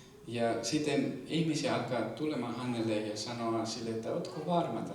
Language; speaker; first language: Finnish; non-native, fluent; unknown